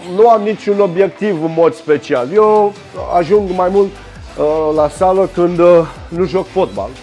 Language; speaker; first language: Romanian; early bilingual, heritage; Romanian